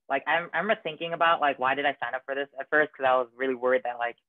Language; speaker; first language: English; native; English